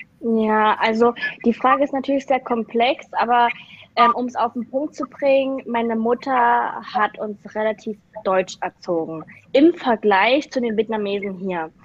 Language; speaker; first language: German; native; German